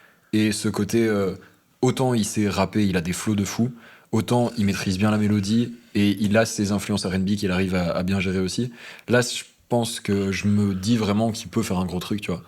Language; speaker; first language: French; native; French